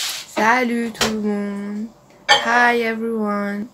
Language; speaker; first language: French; non-native, local second language; Morisyen